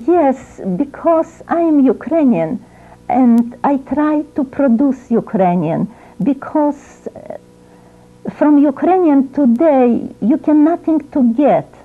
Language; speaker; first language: English; non-native, learner; Ukrainian